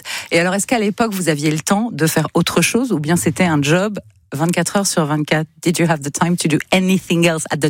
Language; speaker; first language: French; native; French